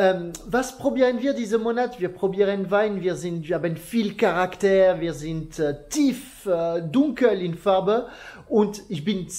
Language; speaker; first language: German; non-native, learner; French